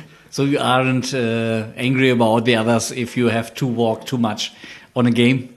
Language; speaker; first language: English; non-native, learner; German